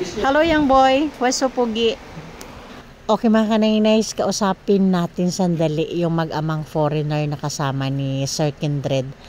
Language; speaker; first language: Filipino; non-native, local second language; Waray